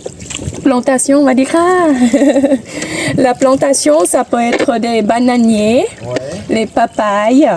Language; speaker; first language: French; non-native, fluent; Thai